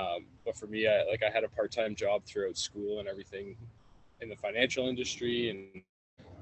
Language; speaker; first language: English; native; English